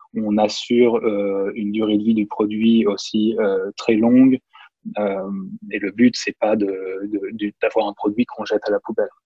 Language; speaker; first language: French; native; French